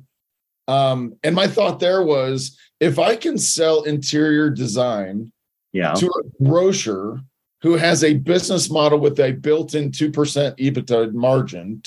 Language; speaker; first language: English; native; English